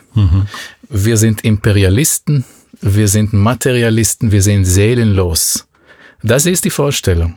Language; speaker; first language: German; non-native, fluent; Hebrew